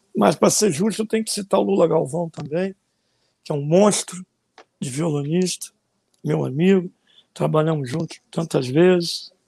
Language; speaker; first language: Portuguese; native; Portuguese